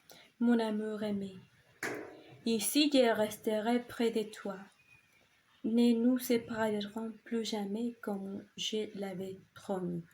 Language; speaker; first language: French; non-native, learner; Spanish